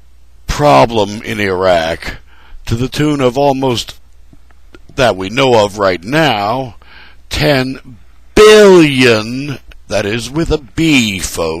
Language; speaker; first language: English; native; English